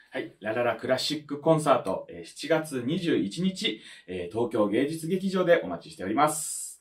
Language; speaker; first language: Japanese; native; Japanese